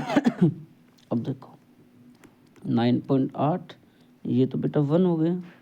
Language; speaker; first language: Hindi; native; Hindi